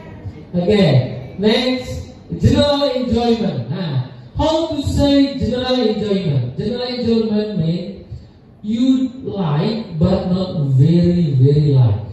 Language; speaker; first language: English; non-native, learner; Indonesian